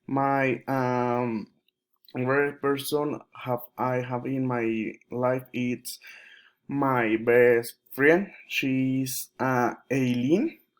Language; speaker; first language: English; non-native, learner; Spanish